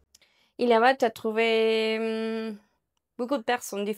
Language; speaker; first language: French; non-native, learner; Spanish